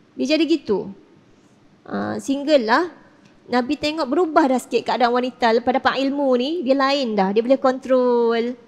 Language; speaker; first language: Malay; native; Malay